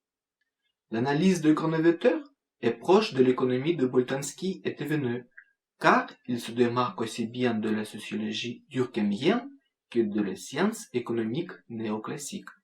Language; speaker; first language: French; non-native, fluent; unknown